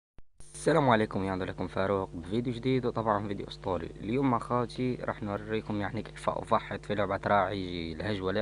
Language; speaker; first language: Arabic; native; Arabic